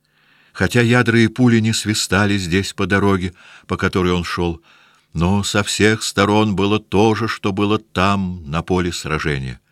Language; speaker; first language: Russian; native; Russian